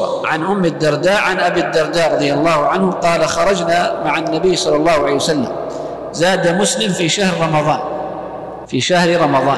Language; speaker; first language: Arabic; native; Arabic